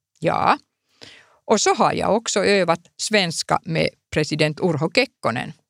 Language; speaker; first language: Swedish; non-native, local second language; Finnish